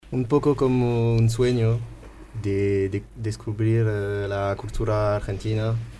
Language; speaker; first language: Spanish; non-native, fluent; French